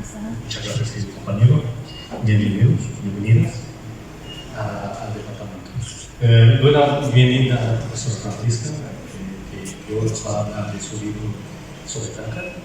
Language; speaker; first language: Spanish; non-native, fluent; Arabic